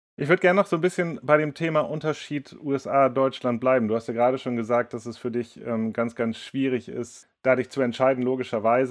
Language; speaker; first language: German; native; German